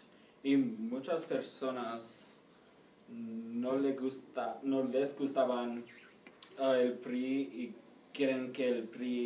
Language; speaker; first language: Spanish; non-native, learner; English